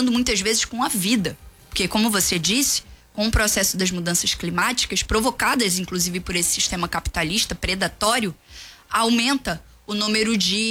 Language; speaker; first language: Portuguese; native; Portuguese